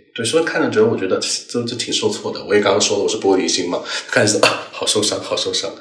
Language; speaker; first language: Chinese; non-native, local second language; Cantonese